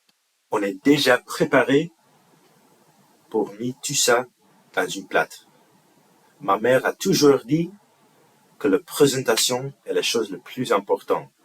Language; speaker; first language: French; non-native, learner; English